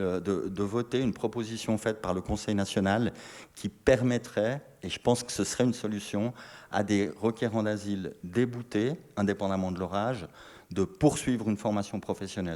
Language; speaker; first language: French; native; French